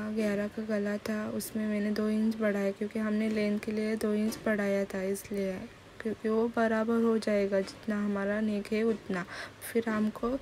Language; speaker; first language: Hindi; non-native, local second language; Marathi